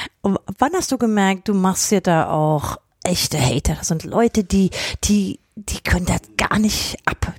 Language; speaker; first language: German; native; German